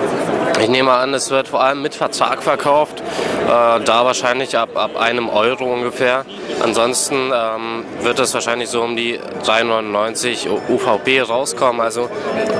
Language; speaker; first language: German; native; German